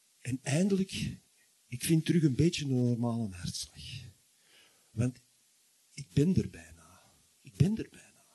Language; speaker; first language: Dutch; native; Dutch